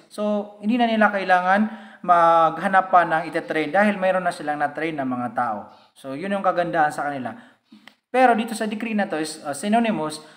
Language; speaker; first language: Filipino; non-native, local second language; Maranao